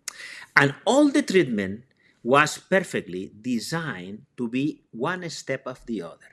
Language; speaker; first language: English; non-native, fluent; Spanish